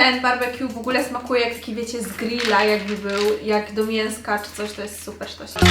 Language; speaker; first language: Polish; native; Polish